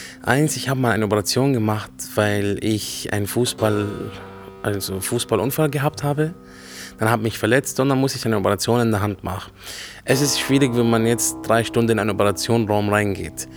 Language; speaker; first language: German; non-native, fluent; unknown